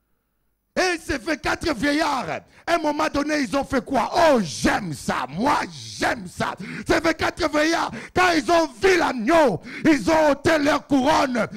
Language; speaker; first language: French; non-native, local second language; Lingala